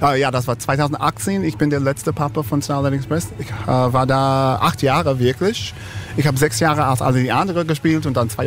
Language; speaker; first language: German; non-native, learner; English